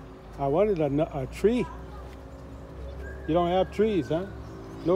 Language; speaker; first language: English; native; English